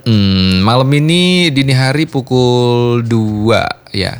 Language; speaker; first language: Indonesian; native; Indonesian